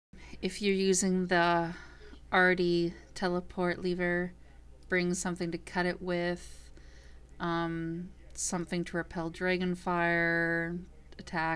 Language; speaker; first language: English; native; English